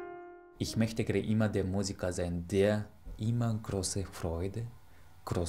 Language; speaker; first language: German; non-native, fluent; Japanese